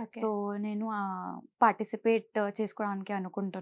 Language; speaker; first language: Telugu; non-native, learner; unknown